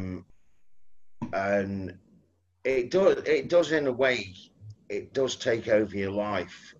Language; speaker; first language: English; native; English